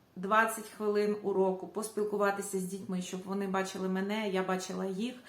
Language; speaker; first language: Ukrainian; native; Ukrainian